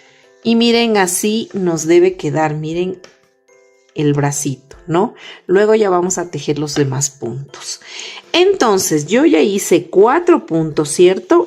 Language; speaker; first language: Spanish; native; Spanish